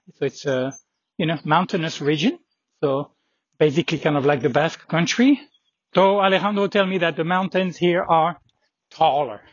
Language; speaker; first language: English; non-native, fluent; French